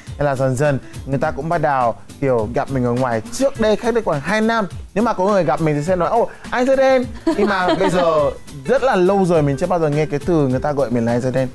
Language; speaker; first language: Vietnamese; non-native, fluent; Yoruba